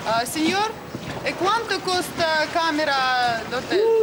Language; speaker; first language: Italian; non-native, learner; Russian